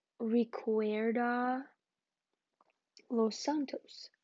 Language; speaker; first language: Spanish; non-native, learner; English